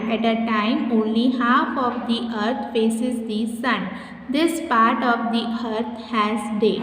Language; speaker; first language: English; non-native, local second language; Hindi